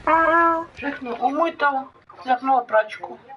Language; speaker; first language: Czech; non-native, learner; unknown